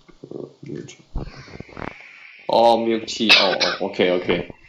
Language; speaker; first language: English; non-native, learner; Chinese